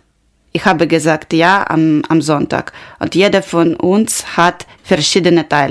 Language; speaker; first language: German; non-native, learner; Ukrainian